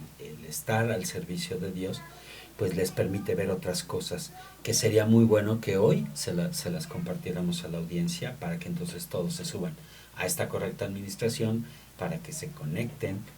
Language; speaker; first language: Spanish; native; Spanish